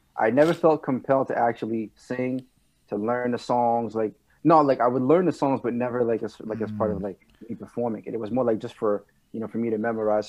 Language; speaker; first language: English; non-native, fluent; French